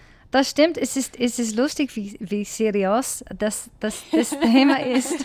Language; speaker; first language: German; non-native, learner; English